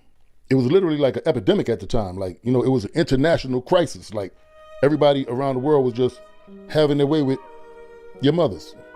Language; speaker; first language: English; native; English